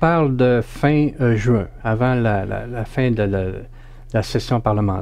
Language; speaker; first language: French; native; French